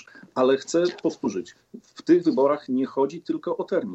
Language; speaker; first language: Polish; native; Polish